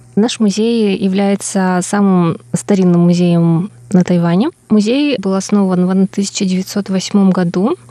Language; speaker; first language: Russian; native; Russian